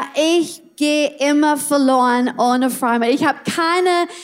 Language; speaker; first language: German; non-native, learner; English